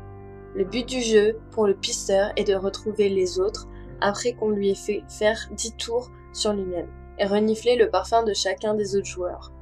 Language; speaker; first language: French; native; French